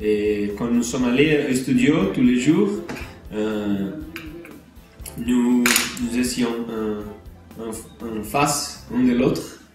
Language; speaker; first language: French; non-native, learner; Portuguese